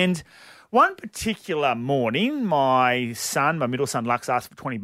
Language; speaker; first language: English; native; English